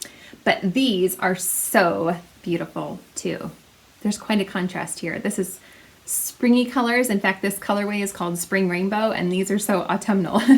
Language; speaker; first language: English; native; English